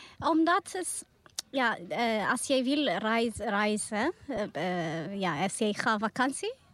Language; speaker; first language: Dutch; non-native, learner; Tigrinya